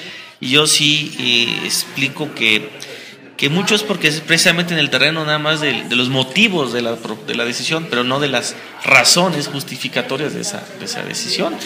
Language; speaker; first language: Spanish; native; Spanish